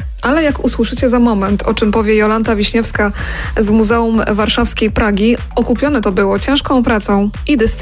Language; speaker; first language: Polish; native; Polish